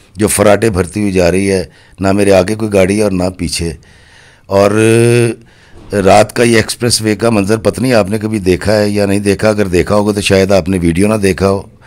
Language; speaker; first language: Urdu; non-native, local second language; Punjabi